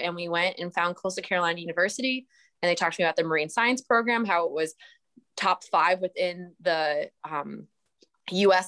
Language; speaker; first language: English; native; English